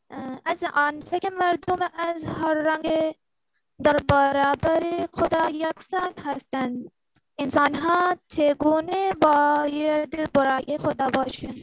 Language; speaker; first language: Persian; non-native, learner; Urdu